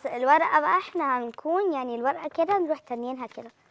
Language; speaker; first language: Arabic; native; Arabic